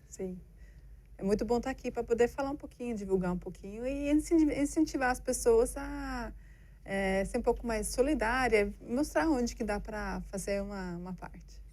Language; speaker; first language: Portuguese; non-native, fluent; Norwegian